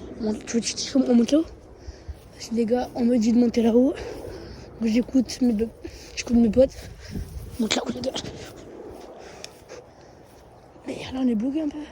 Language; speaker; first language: French; native; French